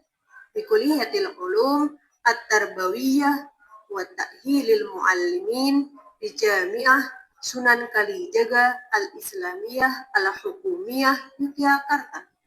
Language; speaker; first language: Arabic; non-native, fluent; Indonesian